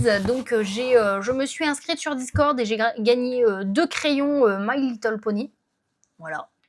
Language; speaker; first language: French; native; French